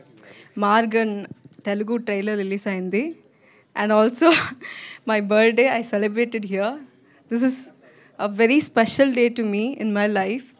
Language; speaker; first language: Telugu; non-native, learner; Tamil